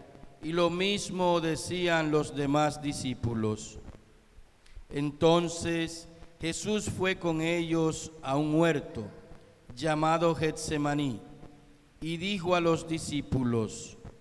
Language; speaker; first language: Spanish; native; Spanish